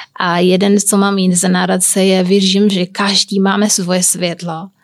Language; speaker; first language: Czech; non-native, learner; Kabuverdianu